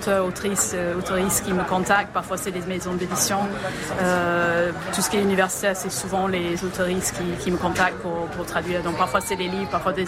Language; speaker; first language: French; non-native, fluent; English